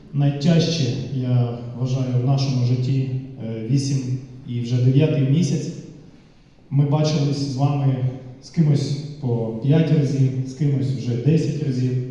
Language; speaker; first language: Ukrainian; non-native, local second language; Russian